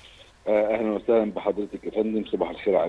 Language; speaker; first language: Arabic; native; Arabic